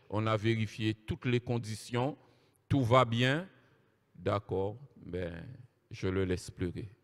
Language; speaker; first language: French; native; French